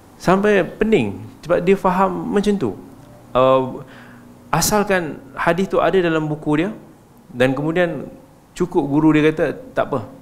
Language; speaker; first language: Malay; native; Malay